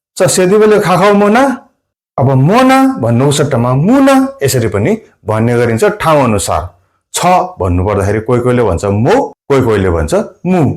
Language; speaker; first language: Nepali; non-native, local second language; Gurung